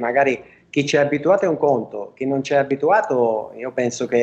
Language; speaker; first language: Italian; native; Italian